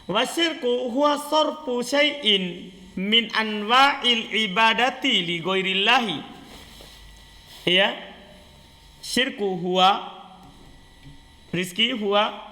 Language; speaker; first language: Arabic; non-native, fluent; Indonesian